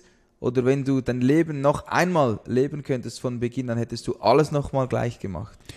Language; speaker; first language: German; native; German